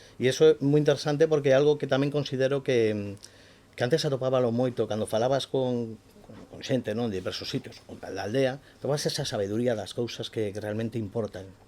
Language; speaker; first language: Galician; native; Galician